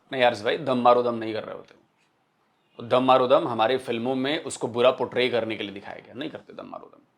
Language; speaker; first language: Hindi; native; Hindi